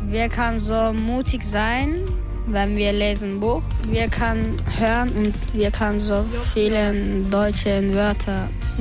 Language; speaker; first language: German; non-native, learner; Turkish